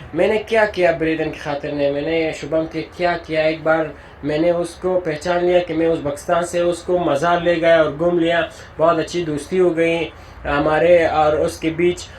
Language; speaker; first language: Hindi; non-native, learner; Persian